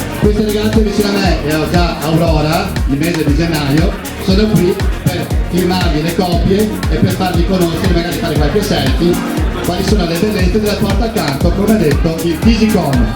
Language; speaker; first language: Italian; native; Italian